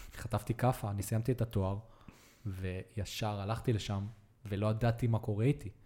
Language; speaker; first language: Hebrew; native; Hebrew